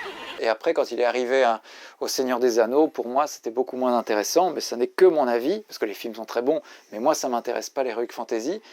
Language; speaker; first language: French; native; French